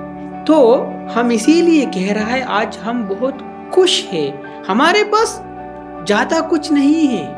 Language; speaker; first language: Hindi; non-native, fluent; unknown